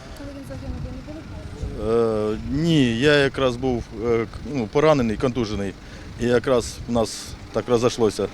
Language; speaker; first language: Ukrainian; native; Ukrainian